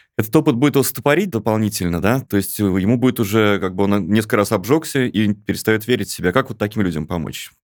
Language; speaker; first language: Russian; native; Russian